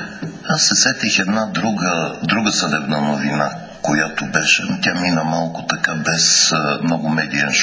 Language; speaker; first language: Bulgarian; native; Bulgarian